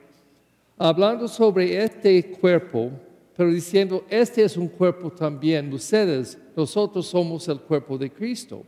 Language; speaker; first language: Spanish; non-native, learner; English